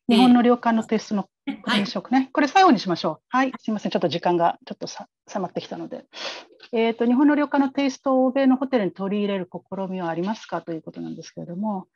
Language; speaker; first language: Japanese; native; Japanese